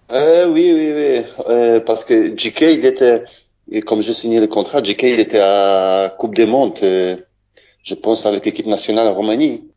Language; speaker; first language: French; non-native, learner; Polish